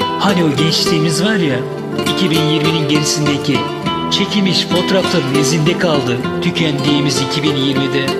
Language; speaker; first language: Turkish; native; Turkish